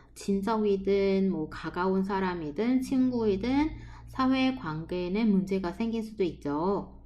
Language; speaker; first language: Korean; non-native, fluent; Vietnamese